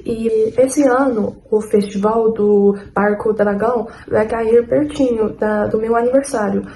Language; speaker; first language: Portuguese; non-native, fluent; Chinese